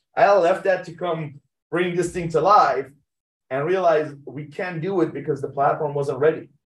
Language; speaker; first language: English; early bilingual, other home language; Persian